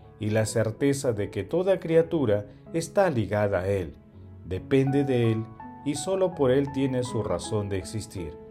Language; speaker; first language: Spanish; native; Spanish